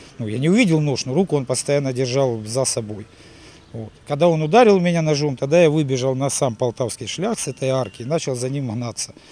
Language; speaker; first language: Russian; native; Russian